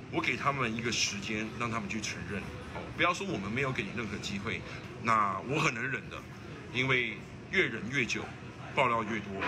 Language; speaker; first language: Chinese; native; Chinese